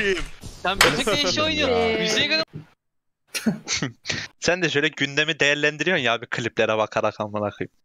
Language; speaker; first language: Turkish; native; Turkish